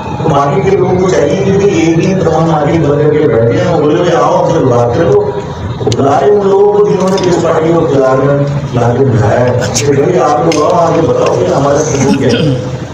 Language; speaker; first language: Urdu; native; Urdu